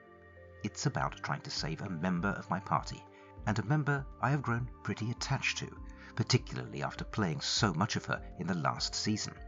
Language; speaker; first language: English; native; English